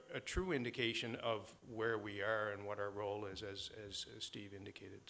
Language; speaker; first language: English; native; English